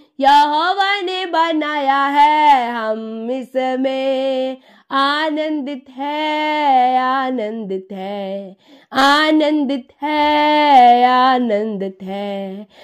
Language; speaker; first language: Hindi; non-native, local second language; Punjabi